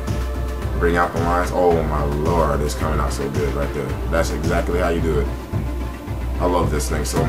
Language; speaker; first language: English; native; English